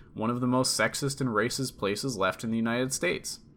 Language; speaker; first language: English; native; English